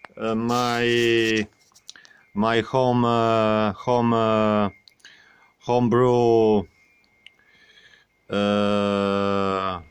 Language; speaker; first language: English; non-native, learner; Croatian